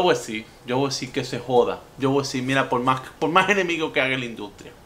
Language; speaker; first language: Spanish; native; Spanish